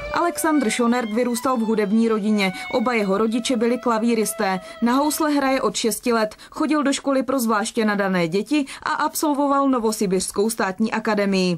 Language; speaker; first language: Czech; native; Czech